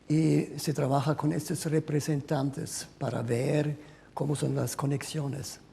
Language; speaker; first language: Spanish; non-native, fluent; German